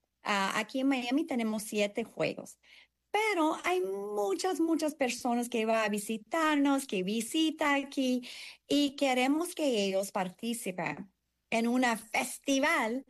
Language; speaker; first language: Spanish; early bilingual, heritage; English